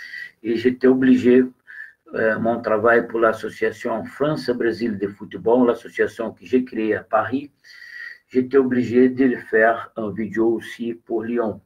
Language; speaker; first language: French; non-native, fluent; Portuguese